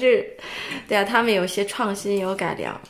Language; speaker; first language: Chinese; native; Chinese